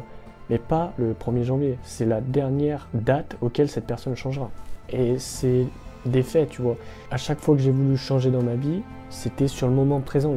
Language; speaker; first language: French; native; French